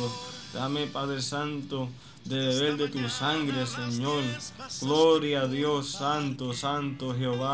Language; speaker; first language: Spanish; native; Spanish